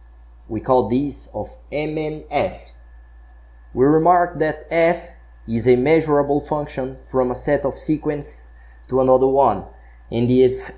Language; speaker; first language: English; non-native, fluent; Portuguese